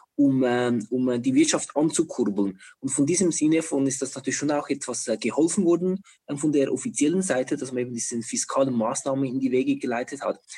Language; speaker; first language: German; non-native, fluent; Chinese